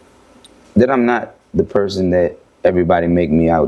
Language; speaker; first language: English; native; English